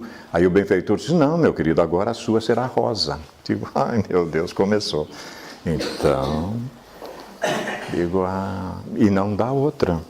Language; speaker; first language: Portuguese; native; Portuguese